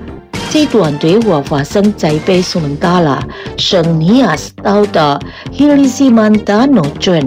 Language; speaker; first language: Chinese; non-native, fluent; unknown